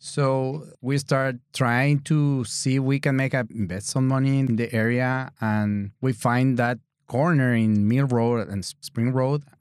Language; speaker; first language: English; non-native, learner; Spanish